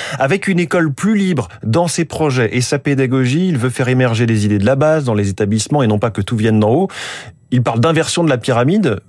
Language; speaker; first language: French; native; French